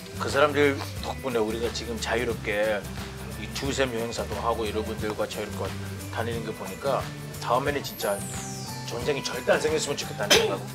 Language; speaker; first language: Korean; non-native, fluent; Akan